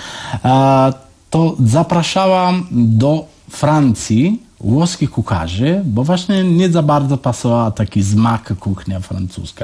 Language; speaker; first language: Polish; non-native, learner; Italian